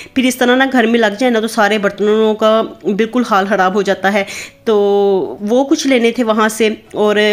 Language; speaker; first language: Urdu; native; Urdu